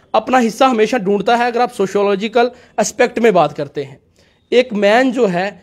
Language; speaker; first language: Hindi; native; Hindi